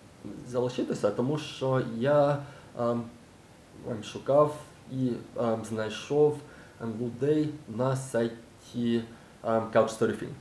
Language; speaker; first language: Ukrainian; non-native, learner; English